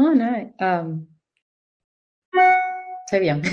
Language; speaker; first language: French; non-native, learner; Spanish